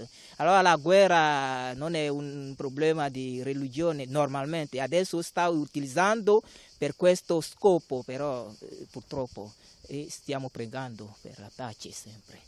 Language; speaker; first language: Italian; non-native, learner; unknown